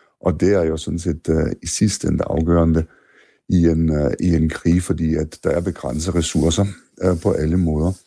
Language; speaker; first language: Danish; non-native, fluent; German